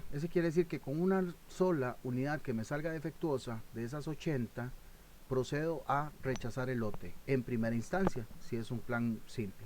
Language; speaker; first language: Spanish; native; Spanish